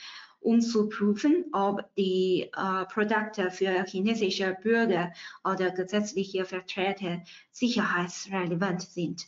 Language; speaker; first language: German; non-native, fluent; Chinese